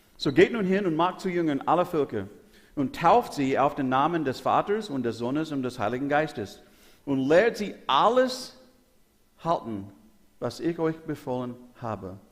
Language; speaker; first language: German; non-native, learner; English